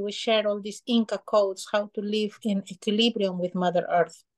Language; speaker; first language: English; non-native, fluent; Spanish